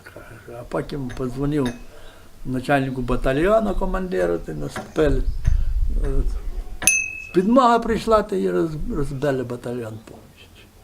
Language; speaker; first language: Ukrainian; native; Ukrainian